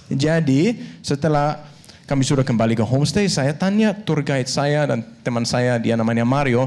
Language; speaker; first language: Indonesian; non-native, fluent; Danish